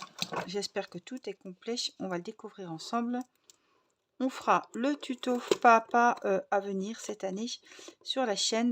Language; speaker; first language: French; native; French